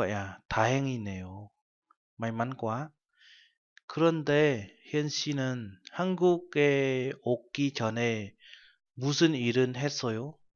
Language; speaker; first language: Korean; non-native, fluent; Vietnamese